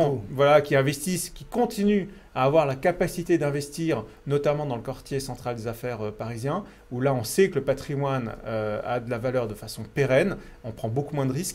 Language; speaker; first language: French; native; French